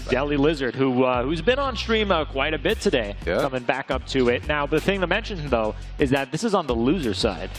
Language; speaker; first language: English; native; English